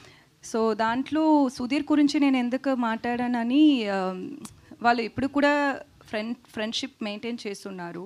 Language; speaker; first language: Telugu; non-native, learner; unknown